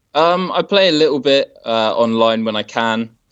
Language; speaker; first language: English; native; English